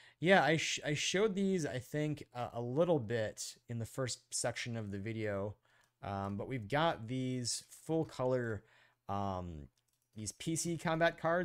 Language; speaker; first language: English; native; English